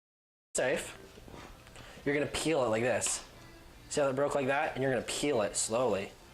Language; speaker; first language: English; native; English